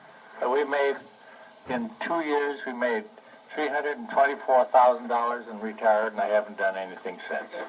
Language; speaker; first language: English; native; English